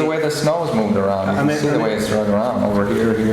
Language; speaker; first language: English; native; English